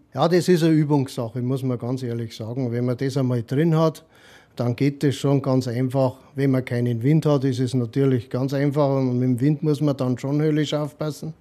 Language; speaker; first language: German; native; German